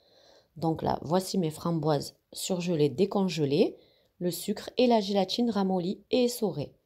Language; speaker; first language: French; native; French